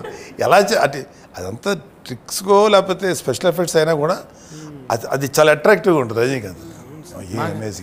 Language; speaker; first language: Telugu; native; Telugu